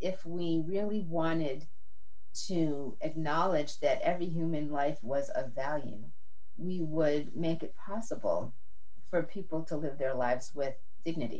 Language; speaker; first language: English; native; English